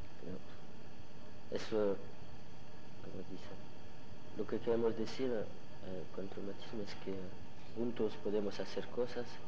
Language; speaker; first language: Spanish; non-native, learner; French